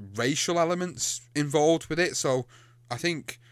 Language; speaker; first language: English; native; English